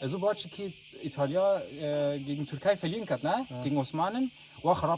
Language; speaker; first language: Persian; early bilingual, heritage; Persian